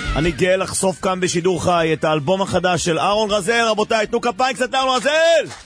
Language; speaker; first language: Hebrew; native; Hebrew